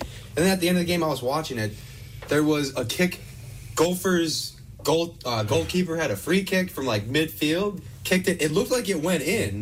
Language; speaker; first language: English; native; English